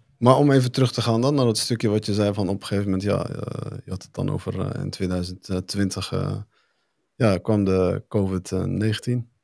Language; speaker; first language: Dutch; early bilingual, other home language; Arabic